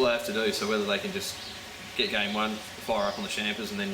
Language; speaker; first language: English; native; English